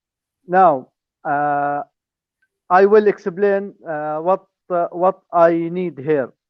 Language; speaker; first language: English; non-native, learner; Arabic